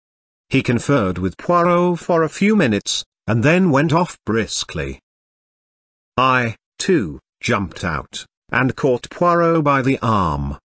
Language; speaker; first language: English; non-native, fluent; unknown